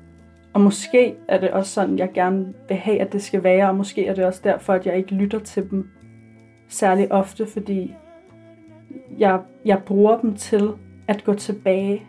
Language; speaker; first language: Danish; early bilingual, other home language; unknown